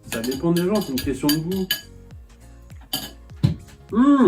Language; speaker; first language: French; native; French